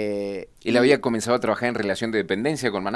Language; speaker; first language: Spanish; native; Spanish